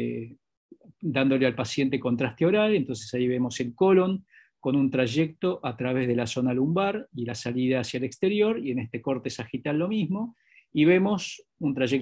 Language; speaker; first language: Spanish; native; Spanish